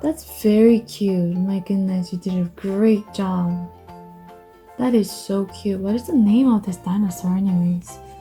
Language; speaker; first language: English; non-native, fluent; Korean